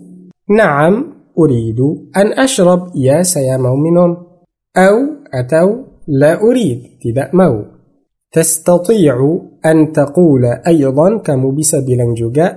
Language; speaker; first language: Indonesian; non-native, fluent; Arabic